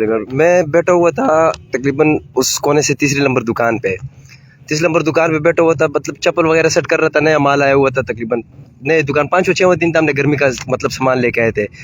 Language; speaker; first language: Urdu; native; Urdu